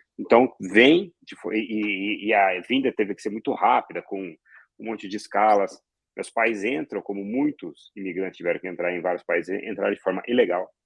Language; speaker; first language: Portuguese; early bilingual, other home language; Arabic